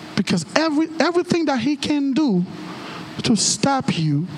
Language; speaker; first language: English; non-native, fluent; Haitian Creole